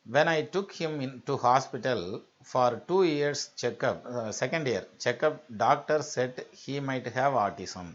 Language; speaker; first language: English; non-native, local second language; Tamil